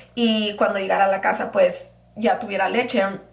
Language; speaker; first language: Spanish; early bilingual, other home language; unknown